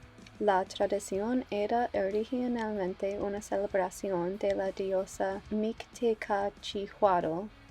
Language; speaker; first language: Spanish; non-native, learner; English